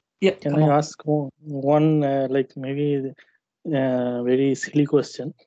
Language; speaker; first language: English; non-native, learner; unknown